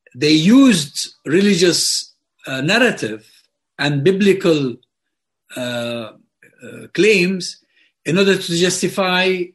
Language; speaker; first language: English; non-native, fluent; Arabic